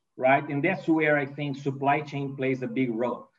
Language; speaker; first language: English; non-native, fluent; Portuguese